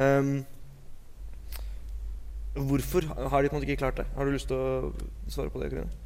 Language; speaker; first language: Norwegian; native; Norwegian